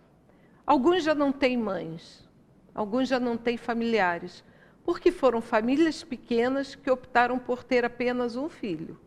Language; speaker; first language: Portuguese; native; Portuguese